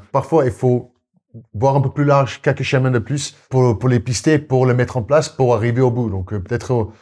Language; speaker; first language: French; non-native, fluent; Afrikaans